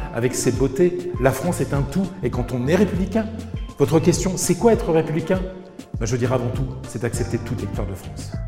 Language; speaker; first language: French; native; French